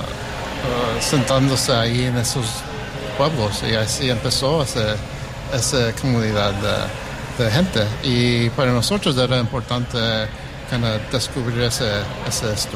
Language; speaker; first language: Spanish; early bilingual, heritage; English